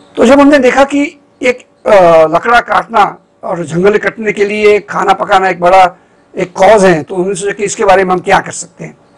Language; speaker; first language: Hindi; non-native, local second language; Gujarati